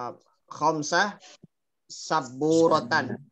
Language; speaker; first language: Arabic; non-native, learner; Indonesian